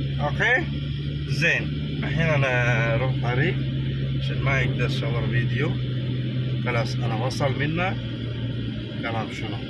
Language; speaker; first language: Arabic; non-native, learner; Tamil